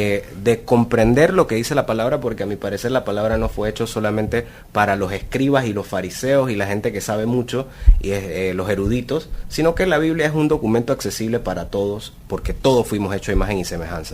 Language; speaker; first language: Spanish; native; Spanish